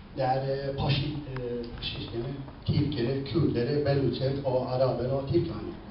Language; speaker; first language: Norwegian; non-native, learner; Kurdish